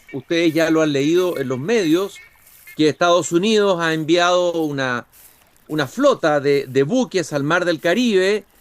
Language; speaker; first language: Spanish; native; Spanish